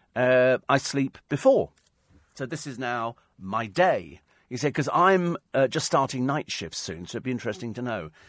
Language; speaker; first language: English; native; English